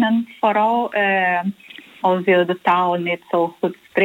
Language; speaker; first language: Dutch; non-native, learner; Portuguese